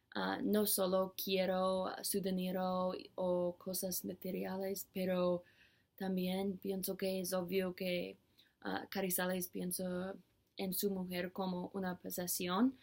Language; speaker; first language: Spanish; non-native, learner; English